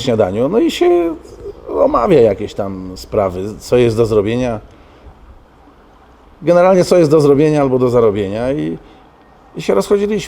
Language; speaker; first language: Polish; native; Polish